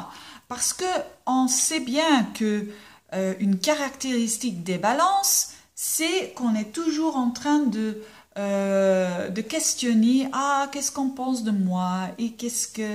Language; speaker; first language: French; non-native, local second language; Dutch